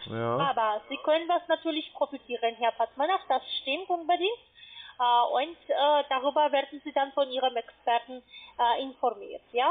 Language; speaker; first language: German; non-native, fluent; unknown